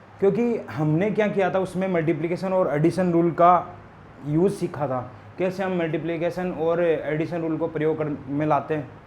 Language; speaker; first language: Hindi; native; Hindi